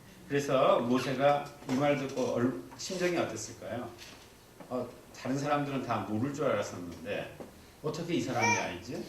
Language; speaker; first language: Korean; native; Korean